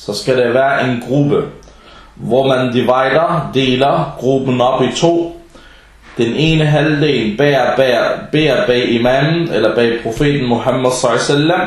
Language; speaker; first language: Danish; non-native, fluent; Arabic